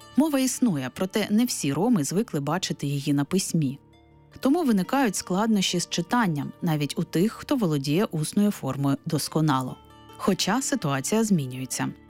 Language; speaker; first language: Ukrainian; native; Ukrainian